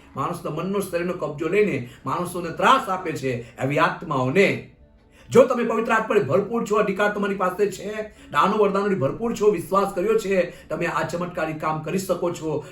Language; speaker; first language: Gujarati; non-native, local second language; Gamit